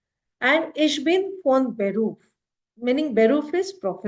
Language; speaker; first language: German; non-native, fluent; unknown